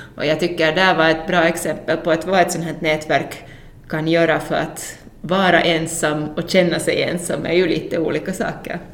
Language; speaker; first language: Swedish; native; Swedish